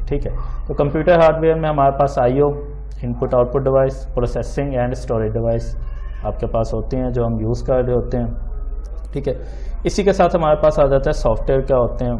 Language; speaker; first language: Urdu; non-native, local second language; Punjabi